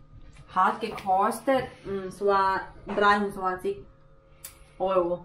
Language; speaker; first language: German; non-native, learner; Thai